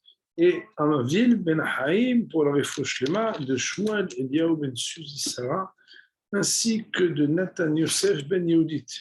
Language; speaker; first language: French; native; French